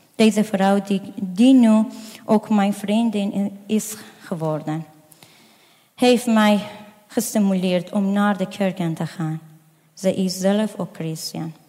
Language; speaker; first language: Dutch; non-native, fluent; Persian